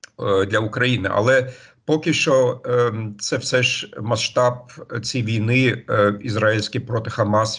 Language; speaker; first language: Ukrainian; non-native, fluent; German